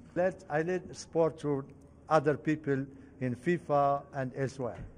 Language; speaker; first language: English; non-native, fluent; Arabic